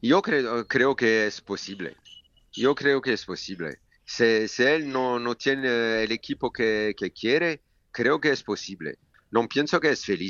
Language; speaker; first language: Spanish; non-native, learner; French